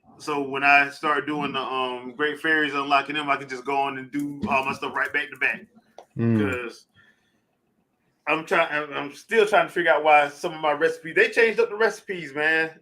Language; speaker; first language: English; native; English